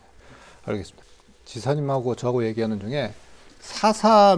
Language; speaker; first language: Korean; native; Korean